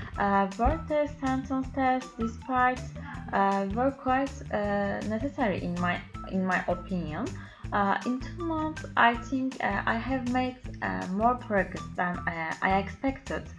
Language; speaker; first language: English; non-native, learner; Turkish